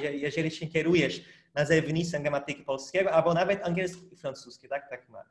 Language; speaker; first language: Polish; non-native, fluent; Portuguese